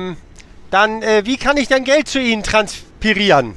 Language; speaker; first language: German; native; German